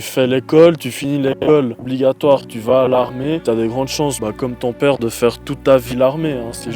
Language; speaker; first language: French; native; French